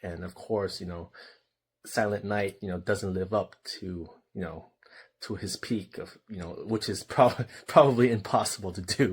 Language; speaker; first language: English; native; English